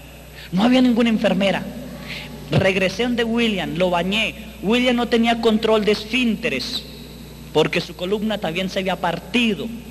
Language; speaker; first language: Spanish; native; Spanish